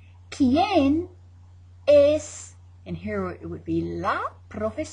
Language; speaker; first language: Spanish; non-native, fluent; English